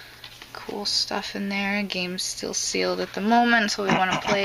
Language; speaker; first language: English; native; English